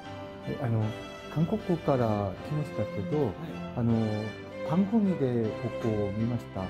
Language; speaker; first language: Japanese; non-native, learner; Korean